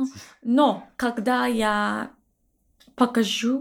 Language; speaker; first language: Russian; non-native, learner; English